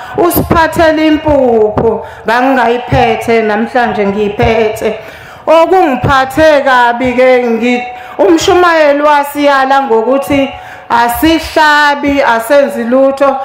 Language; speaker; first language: Zulu; native; Zulu